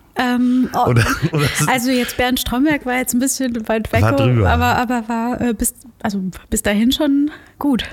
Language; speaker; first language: German; early bilingual, other home language; Portuguese